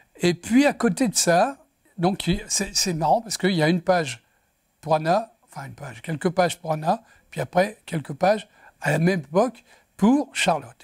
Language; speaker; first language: French; native; French